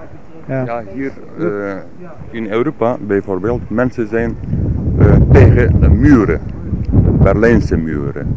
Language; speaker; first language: Dutch; non-native, learner; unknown